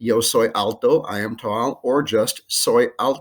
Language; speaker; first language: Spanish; non-native, fluent; English